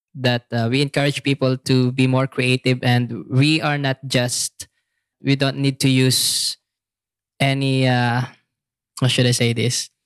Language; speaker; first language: English; non-native, local second language; Filipino